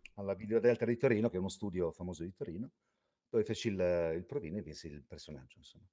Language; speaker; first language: Italian; native; Italian